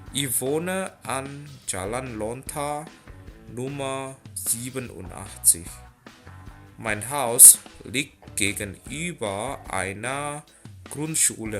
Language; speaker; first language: German; non-native, fluent; Indonesian